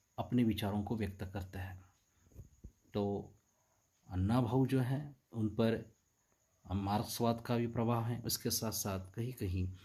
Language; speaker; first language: Hindi; non-native, local second language; Marathi